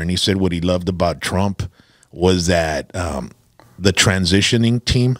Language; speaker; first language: English; early bilingual, other home language; Spanish